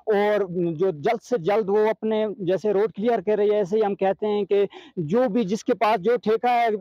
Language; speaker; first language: Urdu; native; Urdu